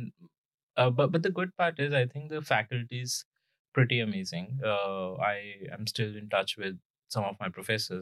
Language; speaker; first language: English; non-native, local second language; Punjabi